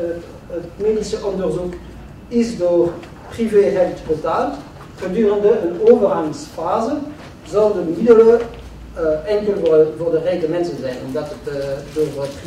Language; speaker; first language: Dutch; non-native, local second language; French